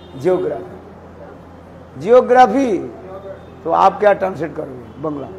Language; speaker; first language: Hindi; non-native, local second language; Bangla